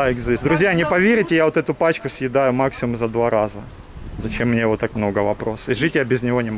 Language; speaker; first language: Russian; native; Russian